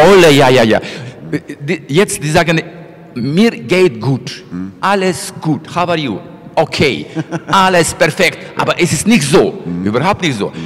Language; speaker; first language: German; non-native, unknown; Russian